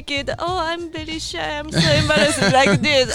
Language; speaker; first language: English; non-native, learner; Japanese